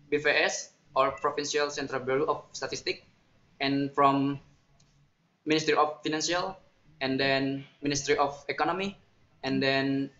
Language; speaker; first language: English; non-native, learner; Indonesian